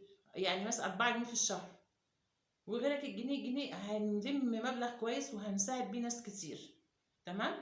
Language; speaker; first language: Arabic; native; Arabic